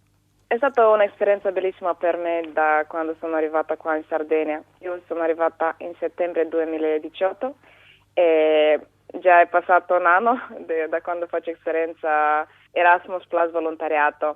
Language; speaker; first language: Italian; non-native, fluent; Romanian